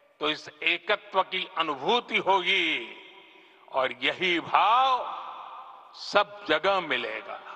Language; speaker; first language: Hindi; non-native, local second language; Gujarati